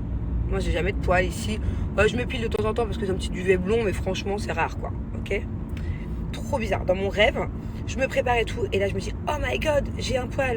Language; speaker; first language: French; native; French